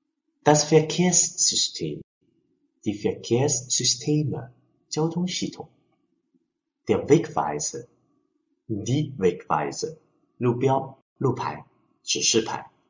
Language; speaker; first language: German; non-native, fluent; Chinese